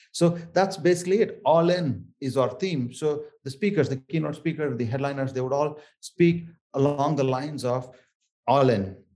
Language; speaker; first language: English; non-native, local second language; Tamil